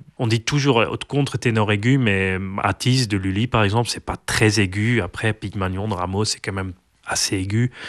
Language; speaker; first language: French; non-native, local second language; Dutch